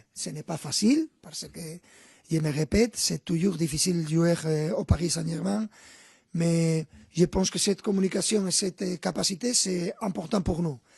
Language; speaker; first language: French; non-native, fluent; Spanish